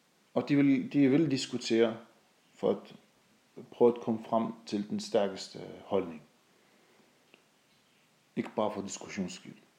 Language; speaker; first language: Danish; non-native, fluent; Arabic